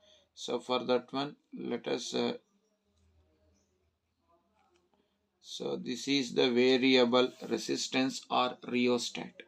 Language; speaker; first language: English; non-native, local second language; Kannada